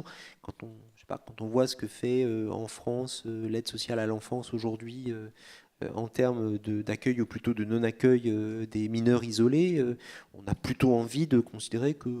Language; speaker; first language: French; native; French